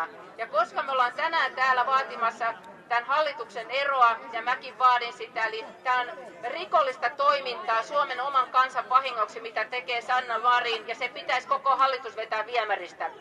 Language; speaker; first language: Finnish; native; Finnish